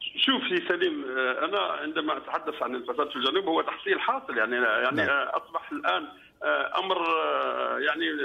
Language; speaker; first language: Arabic; native; Arabic